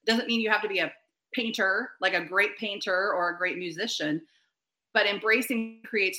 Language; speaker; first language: English; native; English